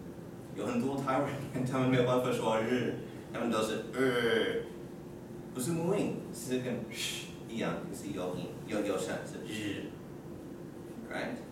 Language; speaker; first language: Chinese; non-native, learner; English